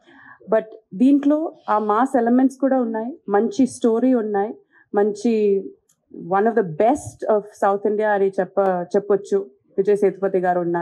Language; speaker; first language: Telugu; non-native, fluent; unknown